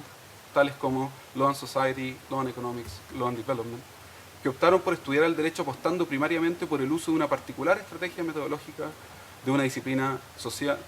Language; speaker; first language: Spanish; native; Spanish